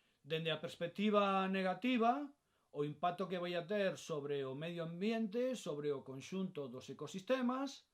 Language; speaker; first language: Galician; non-native, local second language; Spanish